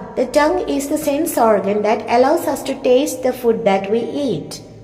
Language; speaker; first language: English; non-native, local second language; Malayalam